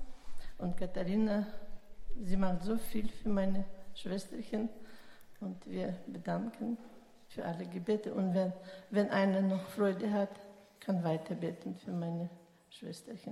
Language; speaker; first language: German; non-native, local second language; Russian